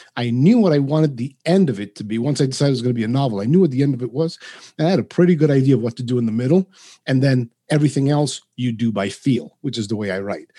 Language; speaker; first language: English; early bilingual, other home language; Spanish